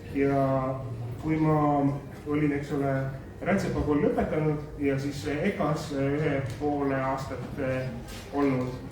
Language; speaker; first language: Estonian; native; Estonian